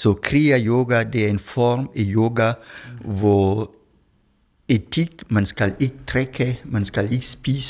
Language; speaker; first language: Danish; non-native, fluent; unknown